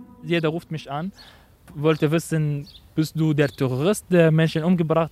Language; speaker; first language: German; non-native, fluent; Arabic